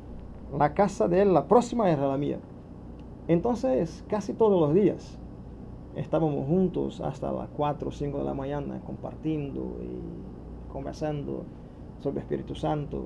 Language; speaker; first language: Spanish; non-native, learner; Portuguese